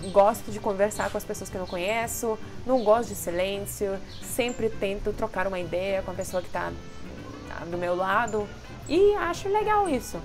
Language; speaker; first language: Portuguese; non-native, fluent; Russian